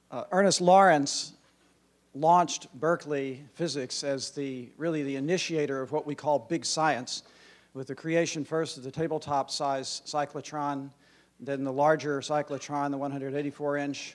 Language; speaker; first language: English; native; English